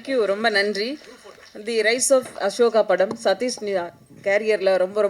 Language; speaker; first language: Tamil; native; Tamil